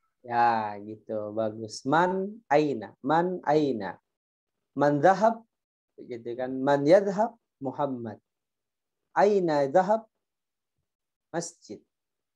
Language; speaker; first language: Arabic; non-native, fluent; Indonesian